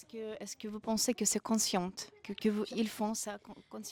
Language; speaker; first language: French; non-native, fluent; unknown